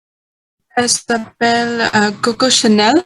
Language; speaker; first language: French; non-native, learner; Vietnamese